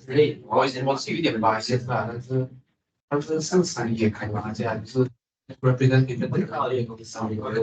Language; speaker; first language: Chinese; native; Chinese